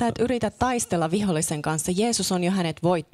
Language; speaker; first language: Finnish; native; Finnish